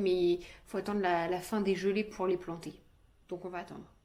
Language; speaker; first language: French; native; French